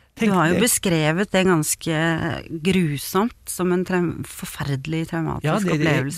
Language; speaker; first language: Norwegian; native; Norwegian